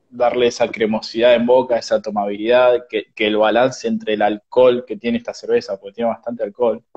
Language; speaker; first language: Spanish; native; Spanish